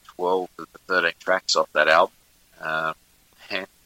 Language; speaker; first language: English; native; English